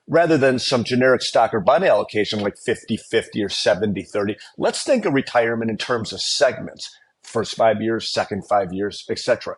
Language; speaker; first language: English; native; English